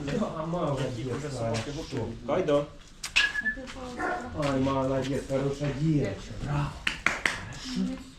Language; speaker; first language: Russian; non-native, local second language; Ukrainian